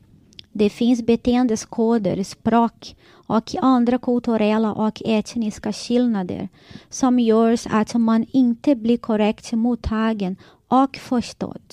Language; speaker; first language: Swedish; non-native, fluent; Portuguese